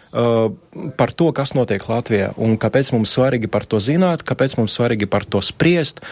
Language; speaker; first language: Latvian; non-native, local second language; Russian